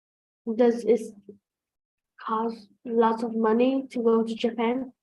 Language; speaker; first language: English; non-native, fluent; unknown